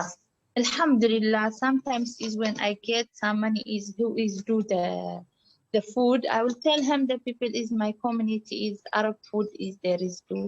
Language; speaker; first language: English; non-native, learner; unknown